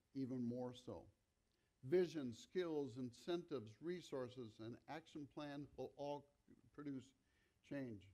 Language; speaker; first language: English; native; English